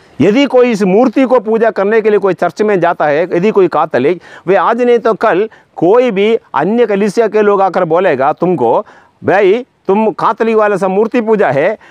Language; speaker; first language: Hindi; non-native, local second language; Malayalam